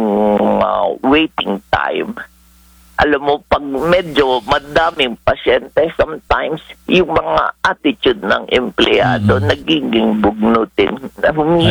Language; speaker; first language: Filipino; non-native, local second language; Hiligaynon